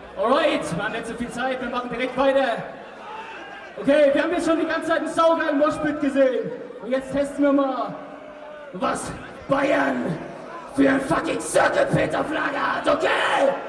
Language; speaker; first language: German; native; German